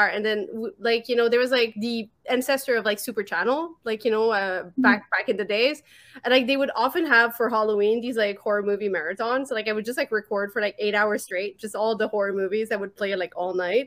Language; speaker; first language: English; non-native, fluent; French